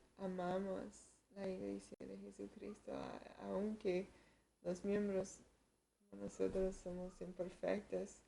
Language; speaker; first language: Spanish; early bilingual, heritage; Spanish